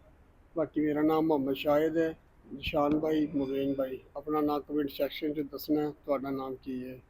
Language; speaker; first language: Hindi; non-native, local second language; Punjabi